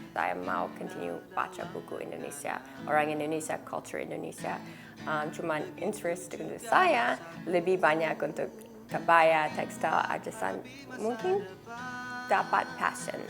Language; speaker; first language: Indonesian; early bilingual, heritage; English